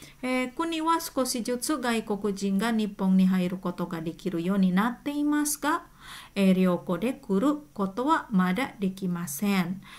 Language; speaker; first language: Japanese; non-native, fluent; Indonesian